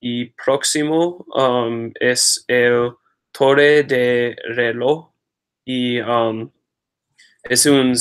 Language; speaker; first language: Spanish; non-native, learner; English